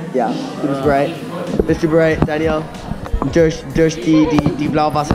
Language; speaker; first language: German; non-native, learner; English